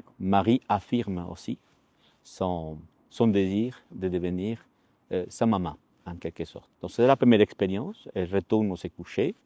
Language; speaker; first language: French; non-native, fluent; Spanish